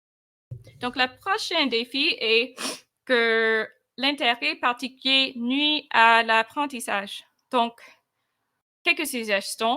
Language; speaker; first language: French; non-native, fluent; English